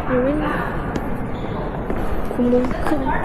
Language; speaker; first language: Korean; non-native, fluent; Vietnamese